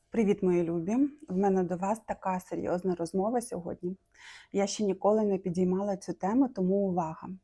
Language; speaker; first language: Ukrainian; non-native, local second language; Russian